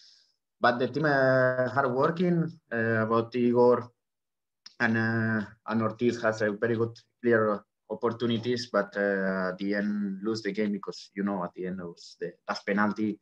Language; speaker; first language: English; non-native, learner; Spanish